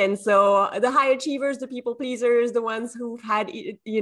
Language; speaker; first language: English; non-native, fluent; French